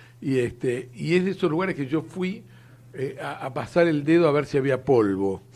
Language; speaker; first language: Spanish; native; Spanish